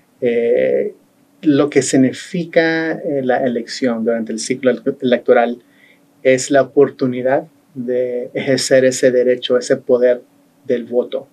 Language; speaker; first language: Spanish; early bilingual, heritage; Spanish